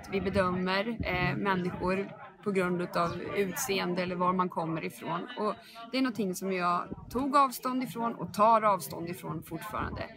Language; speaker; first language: Swedish; native; Swedish